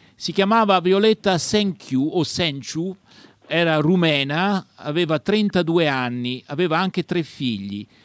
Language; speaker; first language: Italian; native; Italian